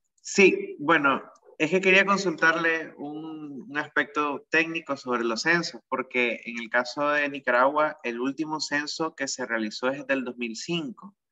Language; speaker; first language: Spanish; native; Spanish